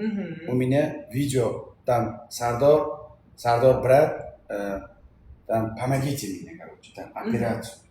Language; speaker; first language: Russian; non-native, learner; Uzbek